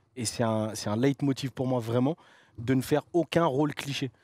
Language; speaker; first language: French; native; French